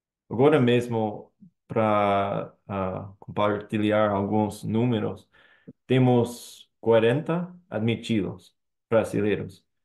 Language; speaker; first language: Portuguese; non-native, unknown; English